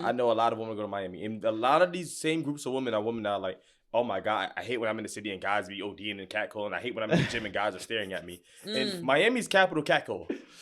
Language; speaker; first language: English; native; English